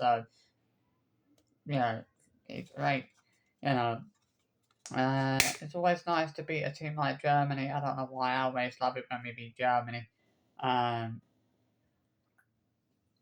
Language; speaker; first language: English; native; English